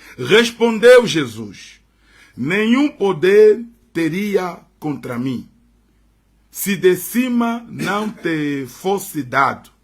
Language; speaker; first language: Portuguese; native; Portuguese